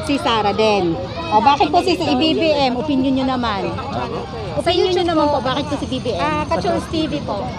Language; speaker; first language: Filipino; native; Filipino